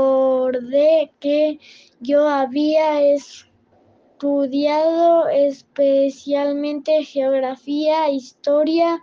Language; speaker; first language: Spanish; non-native, learner; French